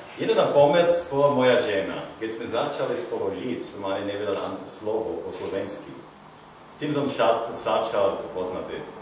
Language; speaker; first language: Slovak; non-native, learner; German